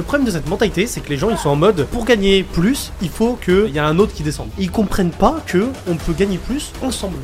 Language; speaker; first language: French; native; French